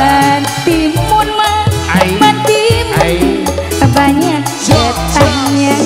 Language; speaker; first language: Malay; non-native, local second language; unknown